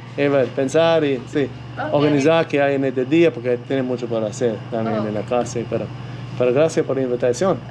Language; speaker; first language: Spanish; non-native, learner; English